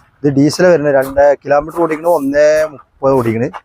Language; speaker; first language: Malayalam; native; Malayalam